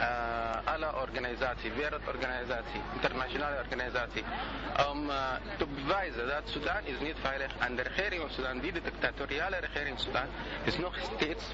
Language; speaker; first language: Dutch; non-native, learner; Arabic